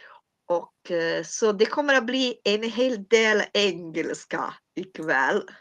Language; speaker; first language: Swedish; non-native, fluent; Italian